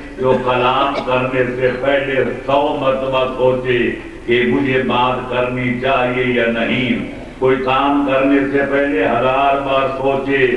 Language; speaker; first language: Urdu; non-native, local second language; Punjabi